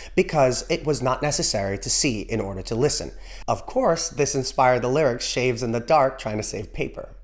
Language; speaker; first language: English; native; English